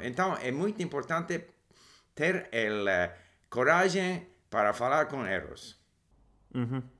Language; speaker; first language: Portuguese; non-native, learner; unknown